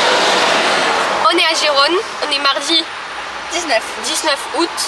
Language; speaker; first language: French; native; French